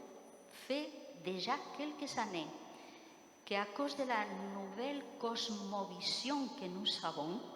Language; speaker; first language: French; non-native, fluent; Spanish